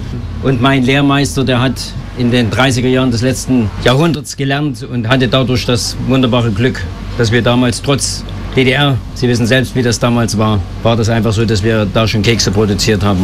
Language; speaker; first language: German; native; German